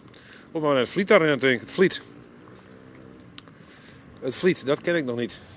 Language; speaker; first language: Dutch; non-native, local second language; Western Frisian